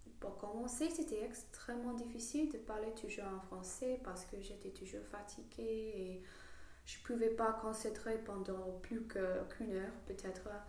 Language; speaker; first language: French; non-native, learner; English